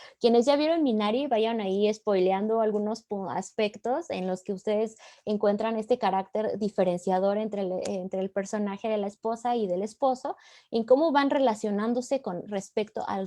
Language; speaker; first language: Spanish; native; Spanish